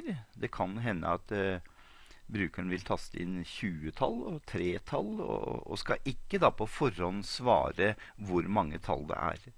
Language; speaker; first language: Norwegian; native; Norwegian